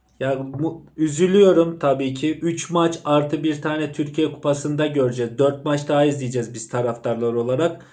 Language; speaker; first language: Turkish; native; Turkish